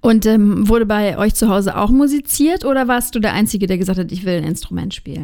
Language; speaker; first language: German; native; German